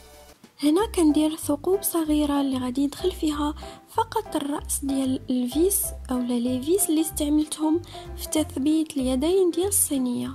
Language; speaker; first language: Arabic; native; Arabic